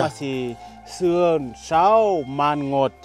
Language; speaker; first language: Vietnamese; non-native, fluent; Portuguese